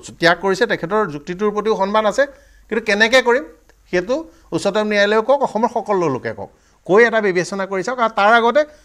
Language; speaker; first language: Assamese; native; Assamese